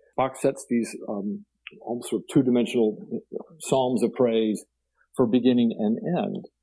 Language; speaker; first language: English; native; English